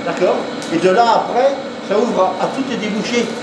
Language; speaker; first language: French; native; French